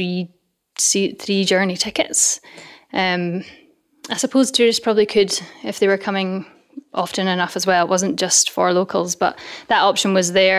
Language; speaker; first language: English; native; English